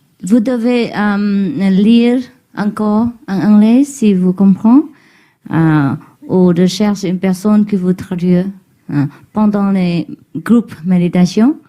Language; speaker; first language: French; non-native, fluent; Vietnamese